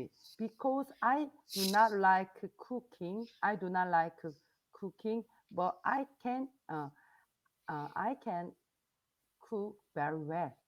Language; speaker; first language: English; non-native, learner; Korean